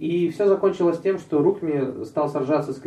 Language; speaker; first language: Russian; native; Russian